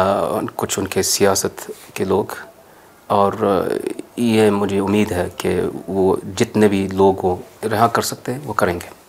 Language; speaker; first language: Hindi; early bilingual, heritage; English